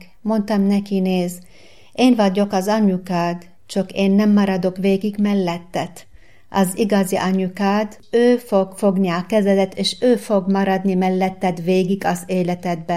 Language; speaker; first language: Hungarian; non-native, learner; Arabic